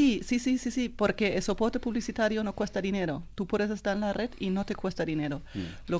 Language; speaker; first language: Spanish; non-native, fluent; German